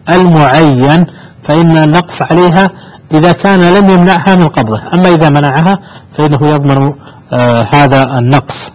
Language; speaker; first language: Arabic; native; Arabic